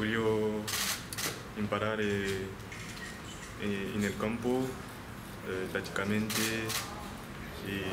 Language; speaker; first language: Italian; non-native, learner; French